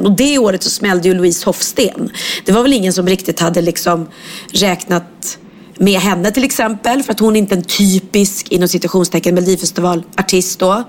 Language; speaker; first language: Swedish; native; Swedish